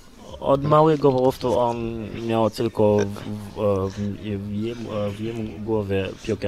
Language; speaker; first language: Polish; non-native, learner; Lingala